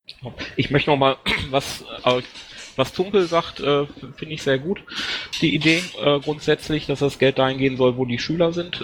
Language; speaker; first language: German; native; German